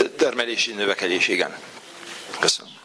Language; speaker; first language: Hungarian; non-native, fluent; Arabic